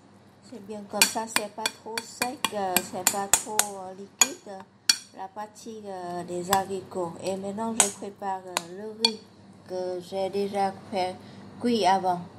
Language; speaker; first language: French; non-native, learner; Vietnamese